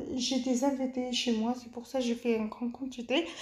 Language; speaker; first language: French; non-native, local second language; Arabic